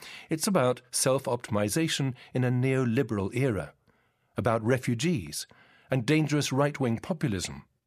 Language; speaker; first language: English; native; English